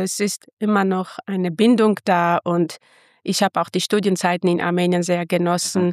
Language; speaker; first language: German; non-native, fluent; Armenian